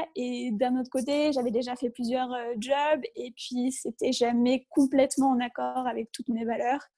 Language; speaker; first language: French; native; French